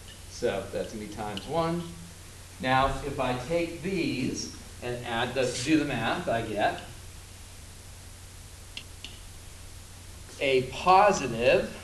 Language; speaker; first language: English; native; English